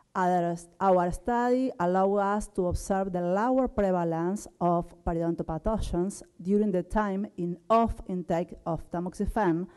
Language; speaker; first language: English; non-native, learner; Spanish